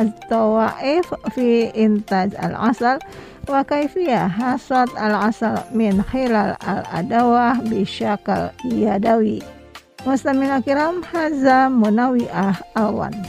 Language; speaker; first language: Arabic; non-native, learner; Indonesian